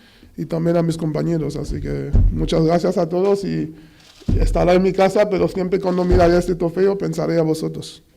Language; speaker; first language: Spanish; non-native, fluent; French